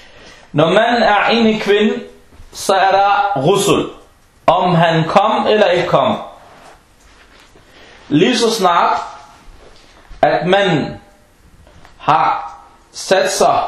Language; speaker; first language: Danish; non-native, fluent; Arabic